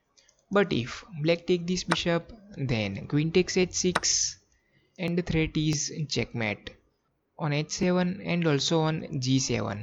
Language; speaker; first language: English; non-native, fluent; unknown